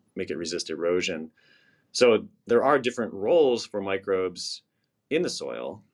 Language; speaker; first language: English; native; English